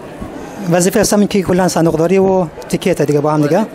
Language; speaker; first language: Persian; native; Persian